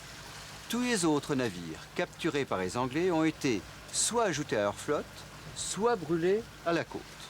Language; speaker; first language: French; native; French